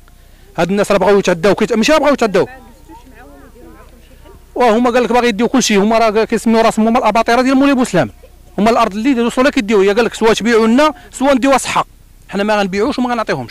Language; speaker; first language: Arabic; native; Arabic